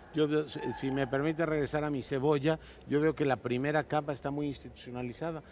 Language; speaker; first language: Spanish; native; Spanish